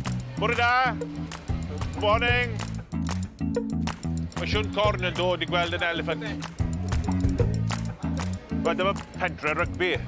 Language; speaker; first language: Welsh; non-native, learner; English